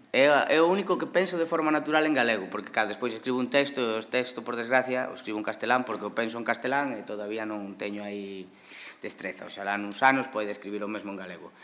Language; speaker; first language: Galician; non-native, local second language; Spanish